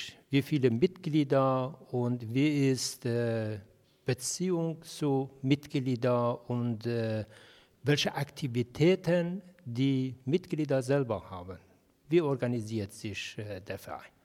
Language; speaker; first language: German; non-native, fluent; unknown